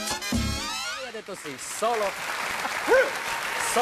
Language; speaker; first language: Italian; native; Italian